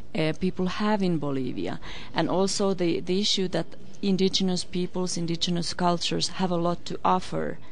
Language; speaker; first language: English; non-native, fluent; Finnish